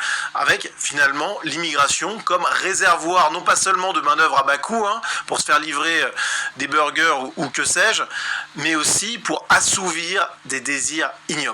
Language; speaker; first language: French; native; French